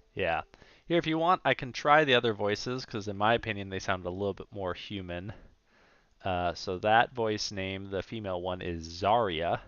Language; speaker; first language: English; native; English